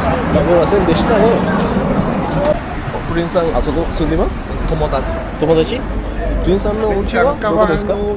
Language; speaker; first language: Japanese; non-native, learner; Sinhala